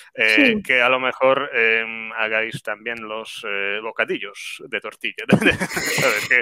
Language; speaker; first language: Spanish; non-native, fluent; Polish